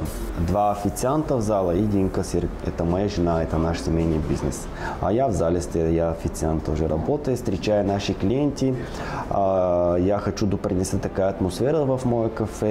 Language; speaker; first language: Russian; non-native, learner; Bulgarian